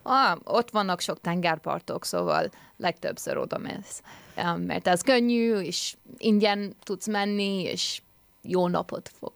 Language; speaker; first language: Hungarian; early bilingual, heritage; Hungarian